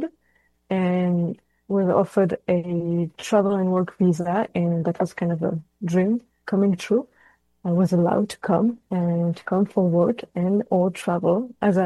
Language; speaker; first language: English; non-native, fluent; French